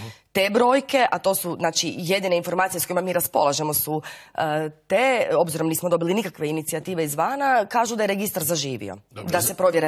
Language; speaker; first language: Croatian; native; Croatian